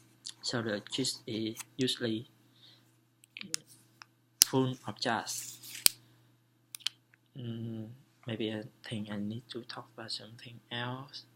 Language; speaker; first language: English; non-native, learner; Vietnamese